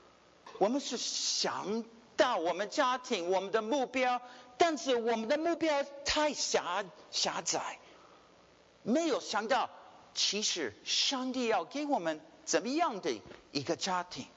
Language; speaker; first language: Chinese; early bilingual, heritage; Chinese